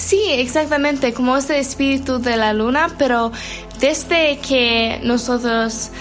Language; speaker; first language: Spanish; non-native, learner; English